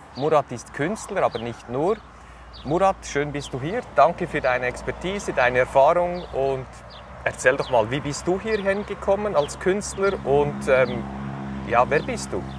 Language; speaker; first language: German; native; German